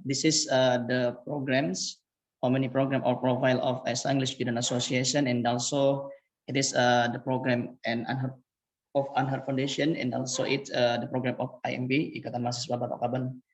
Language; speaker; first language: English; non-native, fluent; Indonesian